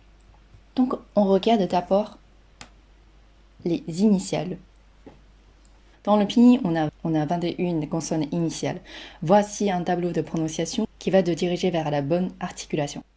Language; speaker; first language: French; non-native, fluent; Chinese